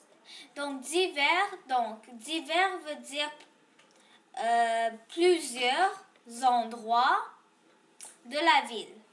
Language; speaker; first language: French; non-native, local second language; English